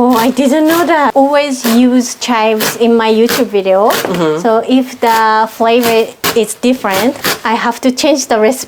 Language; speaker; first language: English; non-native, learner; Japanese